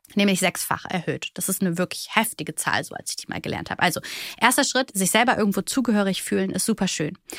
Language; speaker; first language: German; early bilingual, other home language; Bulgarian